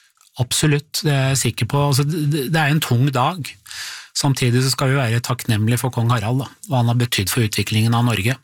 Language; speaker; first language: Norwegian; native; Norwegian